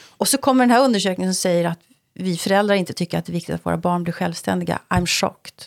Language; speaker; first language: Swedish; native; Swedish